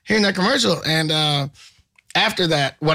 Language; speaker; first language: English; native; English